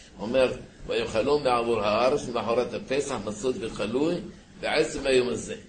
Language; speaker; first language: Hebrew; early bilingual, other home language; Arabic